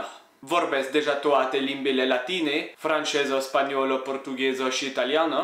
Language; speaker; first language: Romanian; non-native, learner; French